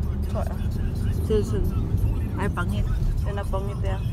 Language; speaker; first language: Danish; non-native, learner; Cebuano